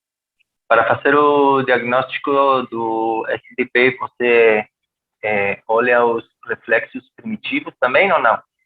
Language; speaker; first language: Portuguese; non-native, fluent; Spanish